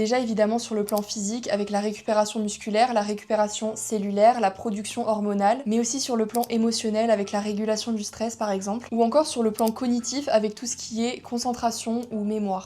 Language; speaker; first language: French; native; French